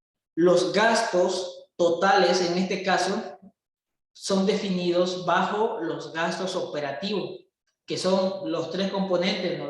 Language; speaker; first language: Spanish; native; Spanish